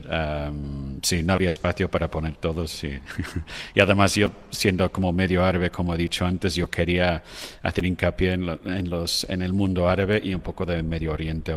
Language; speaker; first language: Spanish; non-native, fluent; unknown